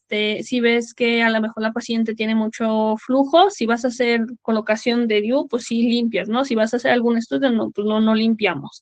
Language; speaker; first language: Spanish; native; Spanish